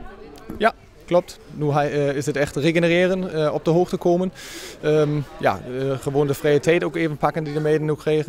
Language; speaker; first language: Dutch; non-native, fluent; German